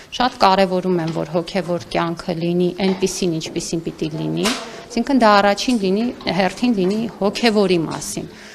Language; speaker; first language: Armenian; native; Armenian